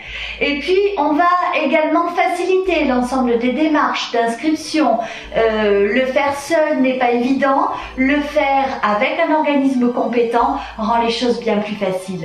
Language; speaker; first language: French; native; French